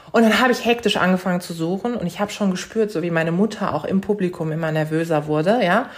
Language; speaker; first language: German; early bilingual, other home language; Turkish